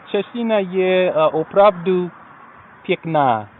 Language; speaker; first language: Czech; non-native, learner; English